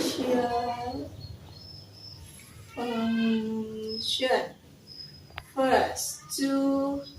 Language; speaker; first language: English; non-native, learner; Indonesian